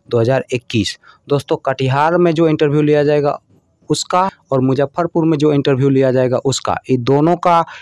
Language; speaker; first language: Hindi; native; Hindi